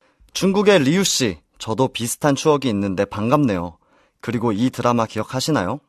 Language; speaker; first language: Korean; native; Korean